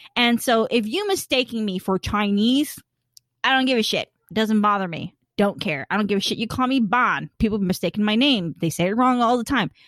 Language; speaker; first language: English; early bilingual, other home language; Khmer